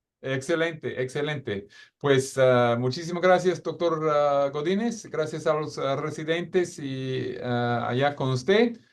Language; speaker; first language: Spanish; non-native, fluent; English